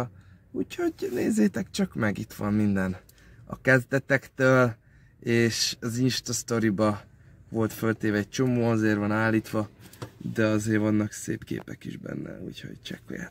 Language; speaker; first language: Hungarian; native; Hungarian